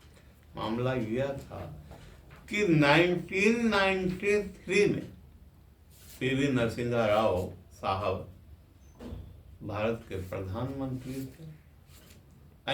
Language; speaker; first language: Hindi; native; Hindi